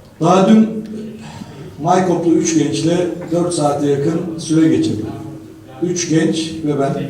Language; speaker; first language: Turkish; native; Turkish